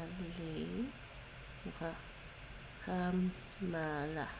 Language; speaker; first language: Arabic; non-native, learner; English